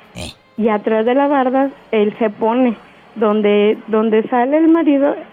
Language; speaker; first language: Spanish; native; Spanish